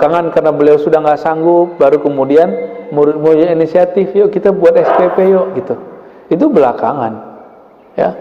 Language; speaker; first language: Indonesian; native; Indonesian